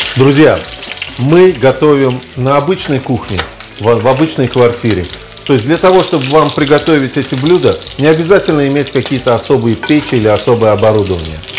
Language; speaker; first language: Russian; native; Russian